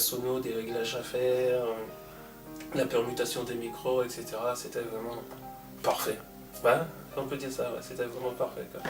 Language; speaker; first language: French; native; French